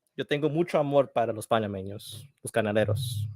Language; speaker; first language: Spanish; early bilingual, heritage; Spanish